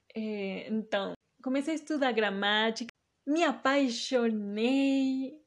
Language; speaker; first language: Portuguese; early bilingual, heritage; Portuguese